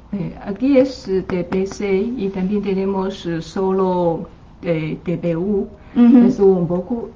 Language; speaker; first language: Spanish; non-native, learner; Chinese